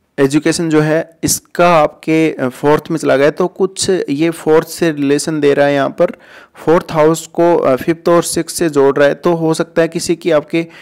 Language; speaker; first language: Hindi; native; Hindi